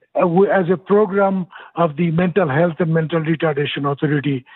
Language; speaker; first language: English; non-native, fluent; Bangla